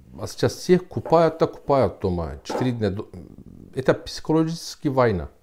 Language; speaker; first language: Russian; non-native, learner; Turkish